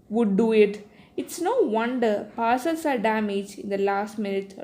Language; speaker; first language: English; non-native, local second language; Malayalam